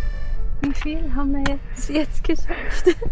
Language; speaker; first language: German; non-native, fluent; Arabic